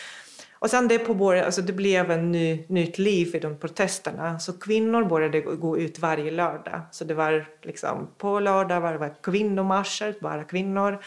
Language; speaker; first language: Swedish; non-native, fluent; Russian